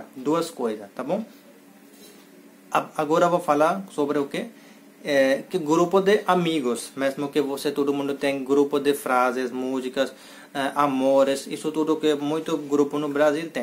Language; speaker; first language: Portuguese; non-native, learner; Hindi